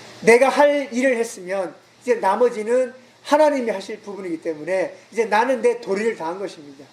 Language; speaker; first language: Korean; native; Korean